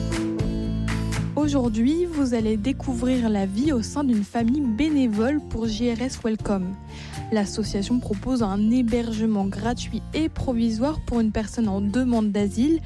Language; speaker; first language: French; native; French